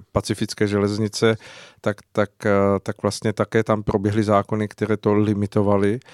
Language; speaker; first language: Czech; native; Czech